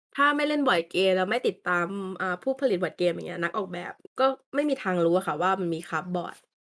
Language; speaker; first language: Thai; native; Thai